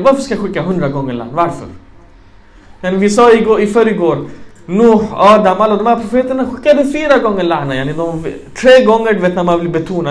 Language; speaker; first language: Swedish; non-native, fluent; Arabic